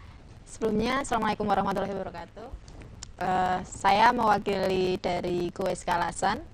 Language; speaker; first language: Indonesian; native; Indonesian